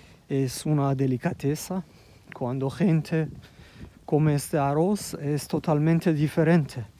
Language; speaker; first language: Spanish; non-native, learner; Persian